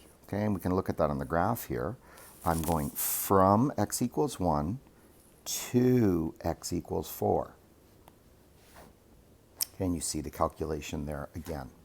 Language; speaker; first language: English; native; English